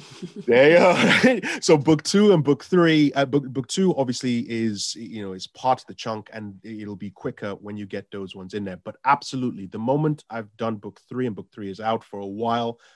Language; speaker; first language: English; non-native, local second language; Yoruba